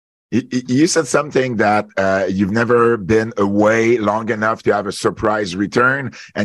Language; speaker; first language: English; non-native, fluent; French